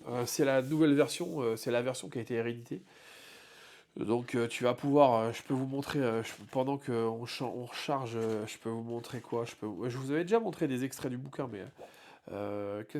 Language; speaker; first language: French; native; French